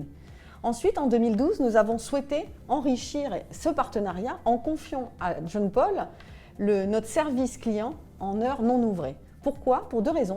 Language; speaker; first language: French; native; French